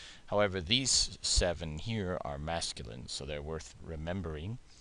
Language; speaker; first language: English; native; English